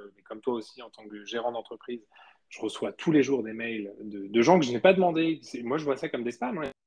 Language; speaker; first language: French; early bilingual, other home language; Spanish